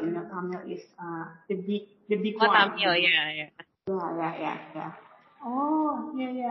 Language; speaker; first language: English; non-native, learner; Indonesian